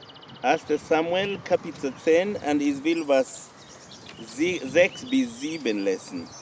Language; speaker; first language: German; non-native, learner; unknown